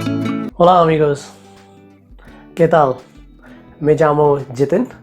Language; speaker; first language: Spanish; non-native, fluent; Hindi